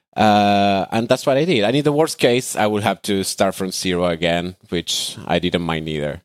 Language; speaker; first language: English; non-native, fluent; Spanish